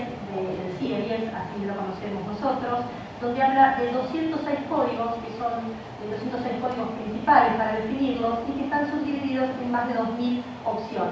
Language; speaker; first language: Spanish; native; Spanish